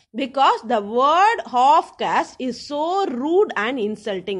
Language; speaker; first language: English; non-native, local second language; Tamil